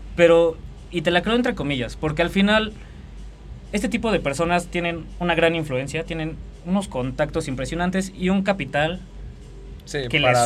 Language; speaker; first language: Spanish; native; Spanish